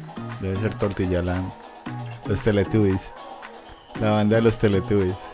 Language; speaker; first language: Spanish; native; Spanish